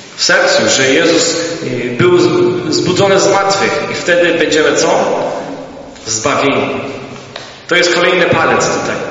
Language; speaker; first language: Polish; early bilingual, heritage; Polish